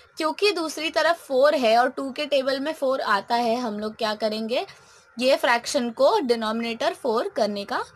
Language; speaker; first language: Hindi; non-native, local second language; Marathi